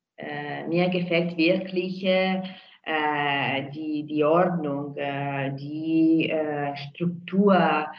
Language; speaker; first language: German; non-native, fluent; Italian